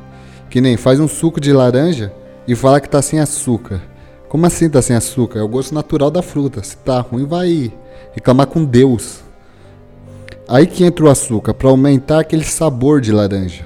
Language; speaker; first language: Portuguese; native; Portuguese